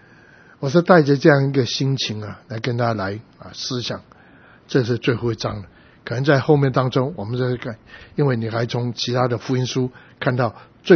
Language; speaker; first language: Chinese; native; Chinese